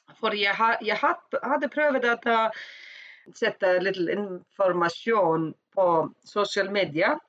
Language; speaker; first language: Swedish; non-native, learner; Icelandic